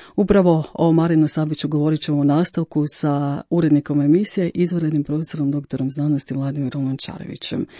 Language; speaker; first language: Croatian; native; Croatian